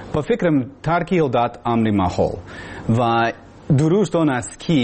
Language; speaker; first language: Persian; non-native, learner; English